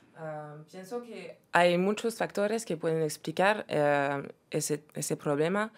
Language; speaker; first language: Spanish; non-native, fluent; French